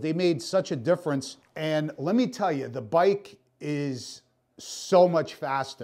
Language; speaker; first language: English; native; English